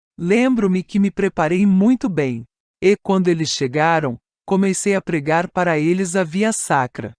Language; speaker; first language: Portuguese; non-native, fluent; Italian